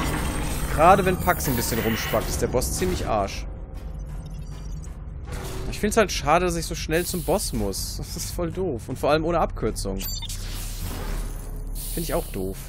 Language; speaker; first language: German; native; German